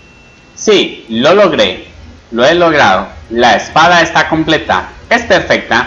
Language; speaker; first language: Spanish; native; Spanish